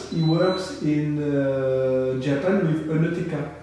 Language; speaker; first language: English; non-native, learner; French